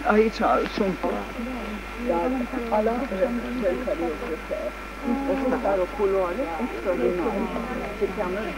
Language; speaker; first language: Romanian; early bilingual, heritage; French